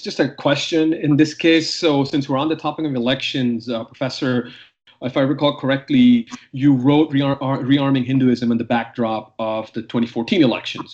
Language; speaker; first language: English; non-native, local second language; Hindi